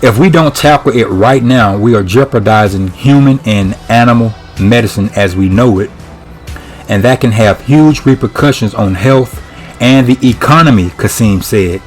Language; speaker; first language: English; native; English